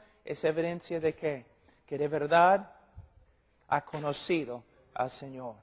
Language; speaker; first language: Spanish; non-native, fluent; English